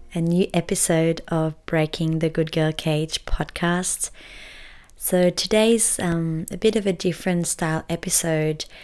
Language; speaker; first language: English; early bilingual, other home language; French